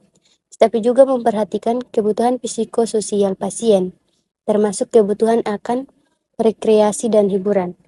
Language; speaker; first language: Indonesian; native; Indonesian